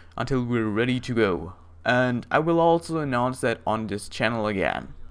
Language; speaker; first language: English; non-native, fluent; German